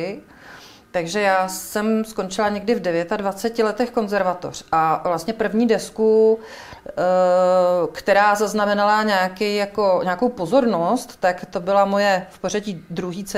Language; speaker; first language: Czech; native; Czech